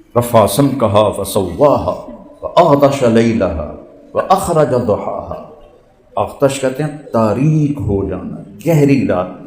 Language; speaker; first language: Urdu; non-native, local second language; Punjabi